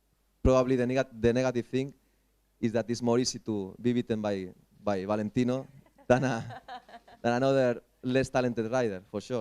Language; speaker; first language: English; non-native, fluent; Spanish